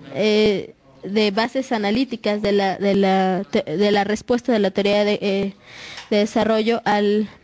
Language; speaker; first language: Spanish; non-native, fluent; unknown